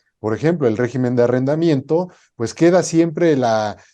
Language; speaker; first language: Spanish; native; Spanish